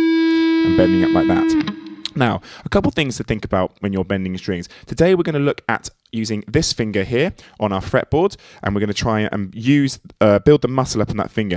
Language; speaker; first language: English; native; English